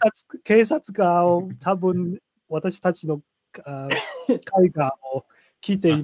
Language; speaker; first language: Japanese; non-native, learner; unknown